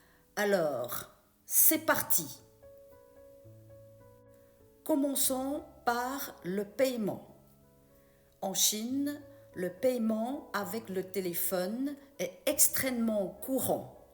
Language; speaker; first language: French; non-native, fluent; Chinese